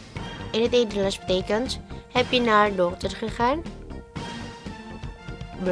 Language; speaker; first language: Dutch; non-native, learner; Indonesian